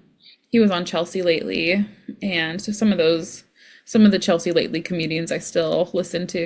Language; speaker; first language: English; native; English